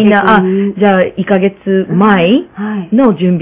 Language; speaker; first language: Japanese; non-native, learner; English